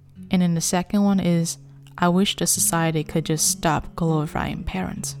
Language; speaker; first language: English; non-native, fluent; Chinese